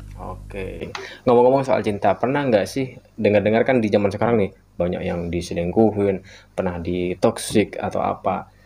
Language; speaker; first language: Indonesian; non-native, local second language; Madurese